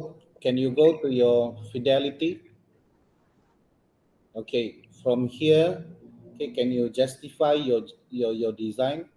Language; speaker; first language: English; non-native, local second language; Malay